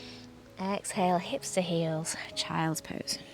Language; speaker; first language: English; native; English